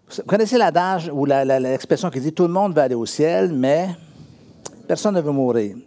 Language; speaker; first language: French; native; French